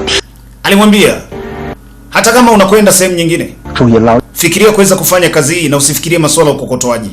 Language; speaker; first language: Swahili; native; Swahili